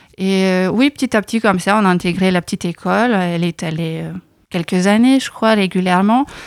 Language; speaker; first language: French; non-native, fluent; Lithuanian